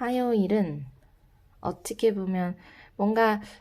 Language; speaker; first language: Korean; native; Korean